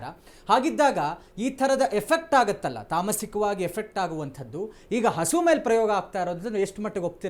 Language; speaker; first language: Kannada; native; Kannada